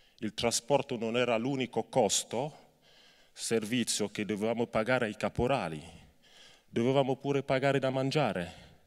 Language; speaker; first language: Italian; non-native, fluent; French